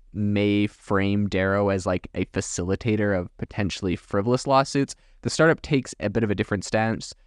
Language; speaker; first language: English; native; English